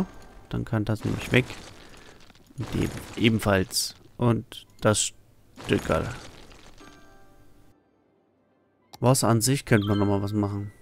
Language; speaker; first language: German; native; German